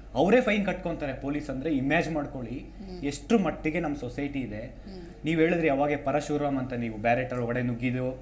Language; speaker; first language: Kannada; native; Kannada